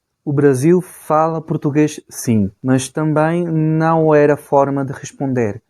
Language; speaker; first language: Portuguese; non-native, fluent; Spanish